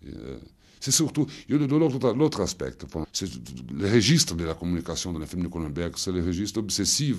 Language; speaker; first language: French; non-native, fluent; Portuguese